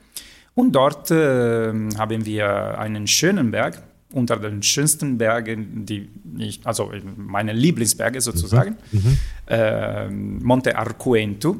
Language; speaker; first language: German; non-native, fluent; Italian